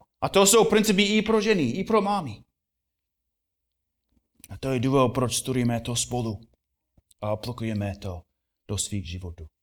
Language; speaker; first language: Czech; non-native, fluent; English